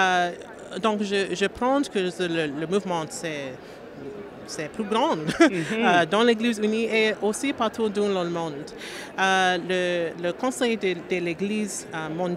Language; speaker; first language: French; non-native, learner; English